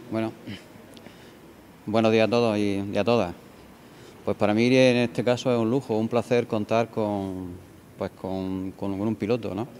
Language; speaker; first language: Spanish; native; Spanish